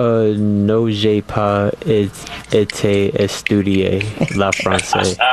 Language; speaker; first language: French; non-native, learner; English